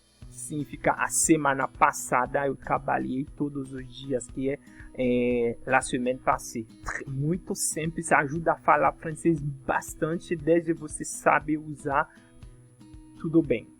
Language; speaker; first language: Portuguese; non-native, fluent; French